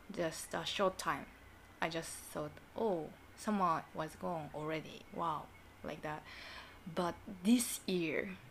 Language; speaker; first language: English; non-native, learner; Japanese